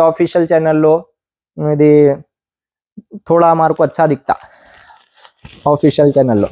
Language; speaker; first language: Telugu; non-native, local second language; Urdu